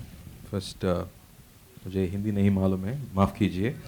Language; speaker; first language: Hindi; non-native, learner; Tamil